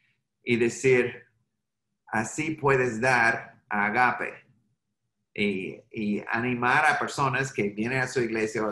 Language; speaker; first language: Spanish; non-native, fluent; English